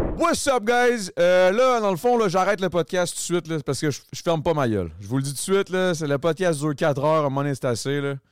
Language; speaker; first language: French; native; French